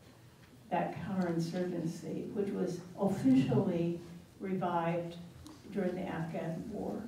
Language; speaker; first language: English; native; English